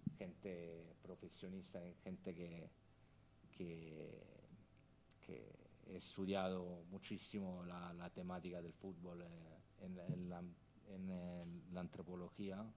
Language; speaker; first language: Spanish; non-native, fluent; Italian